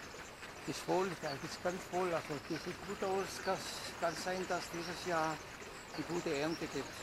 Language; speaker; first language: German; non-native, learner; Italian